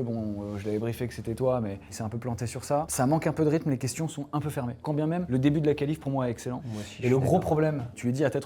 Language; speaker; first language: French; native; French